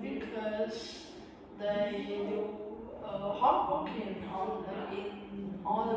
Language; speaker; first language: English; non-native, learner; Vietnamese